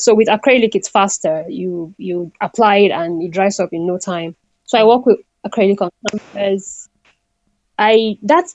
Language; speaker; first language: English; non-native, local second language; Igbo